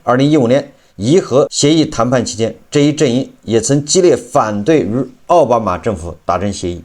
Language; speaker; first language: Chinese; native; Chinese